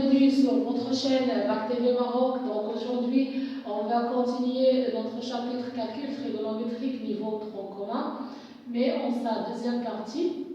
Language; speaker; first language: French; non-native, local second language; Arabic